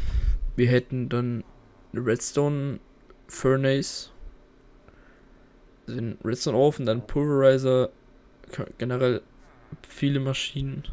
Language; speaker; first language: German; native; German